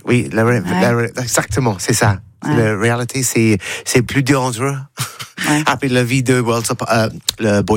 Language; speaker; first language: French; non-native, learner; English